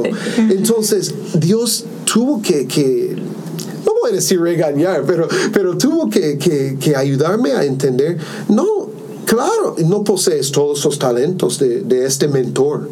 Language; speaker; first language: Spanish; non-native, fluent; English